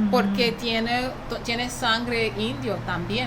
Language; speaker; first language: Spanish; early bilingual, heritage; English